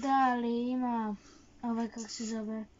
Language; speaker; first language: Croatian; early bilingual, heritage; Croatian